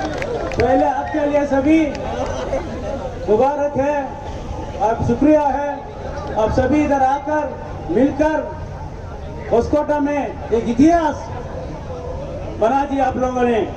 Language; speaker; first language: Hindi; non-native, local second language; Kannada